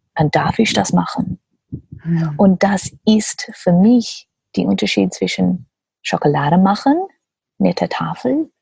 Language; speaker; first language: German; non-native, learner; English